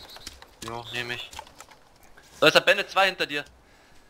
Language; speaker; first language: German; native; German